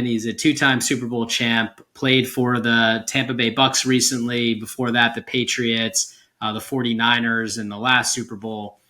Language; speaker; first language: English; native; English